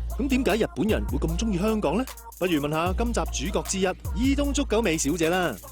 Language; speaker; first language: Cantonese; native; Cantonese